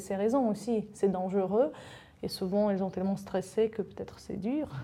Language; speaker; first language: French; non-native, fluent; Russian